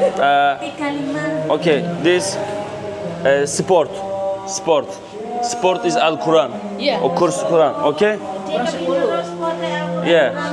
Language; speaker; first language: English; non-native, learner; Turkish